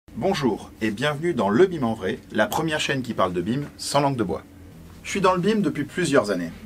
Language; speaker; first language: French; native; French